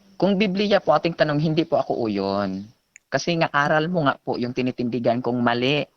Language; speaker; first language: Filipino; native; Filipino